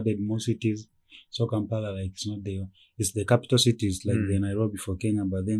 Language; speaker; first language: English; non-native, local second language; Ganda